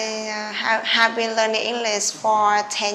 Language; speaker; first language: English; non-native, learner; Vietnamese